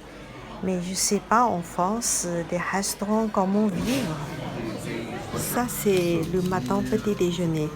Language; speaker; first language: French; non-native, learner; Chinese